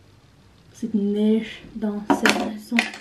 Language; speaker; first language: French; non-native, learner; Norwegian